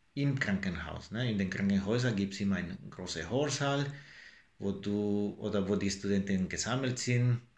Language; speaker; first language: German; non-native, fluent; Spanish